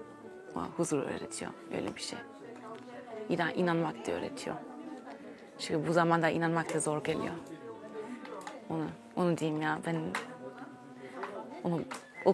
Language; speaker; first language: Turkish; early bilingual, heritage; German